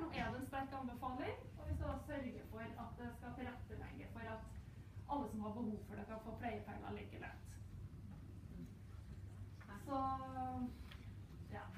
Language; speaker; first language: Norwegian; native; Norwegian